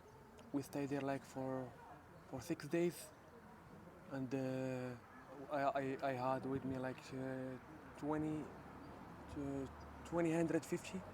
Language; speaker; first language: English; non-native, learner; Arabic